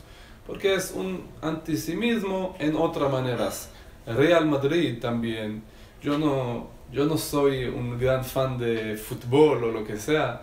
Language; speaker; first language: Spanish; non-native, learner; Hebrew